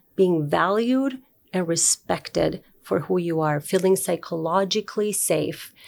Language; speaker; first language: English; non-native, fluent; Spanish